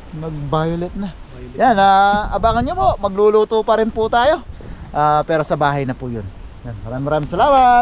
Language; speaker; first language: Filipino; non-native, local second language; Pampanga